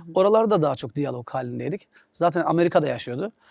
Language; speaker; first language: Turkish; native; Turkish